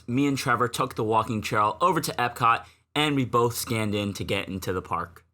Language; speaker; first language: English; native; English